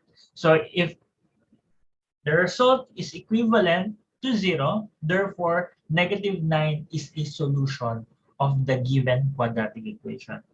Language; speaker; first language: English; non-native, local second language; Filipino